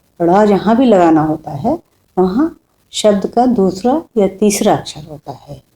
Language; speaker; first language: Hindi; native; Hindi